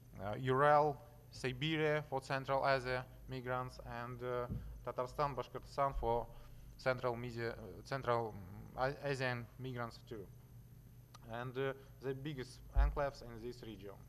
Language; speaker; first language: English; non-native, learner; Russian